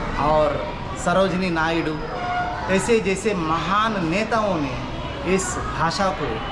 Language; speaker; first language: Hindi; non-native, local second language; Telugu